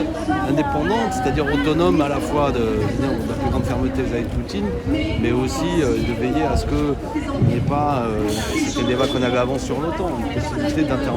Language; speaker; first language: French; native; French